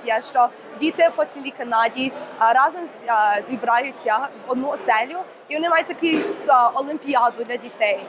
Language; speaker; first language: Ukrainian; early bilingual, heritage; Ukrainian